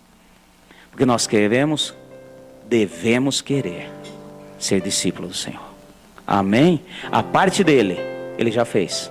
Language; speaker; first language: Portuguese; native; Portuguese